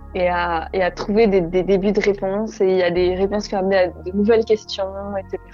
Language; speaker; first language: French; native; French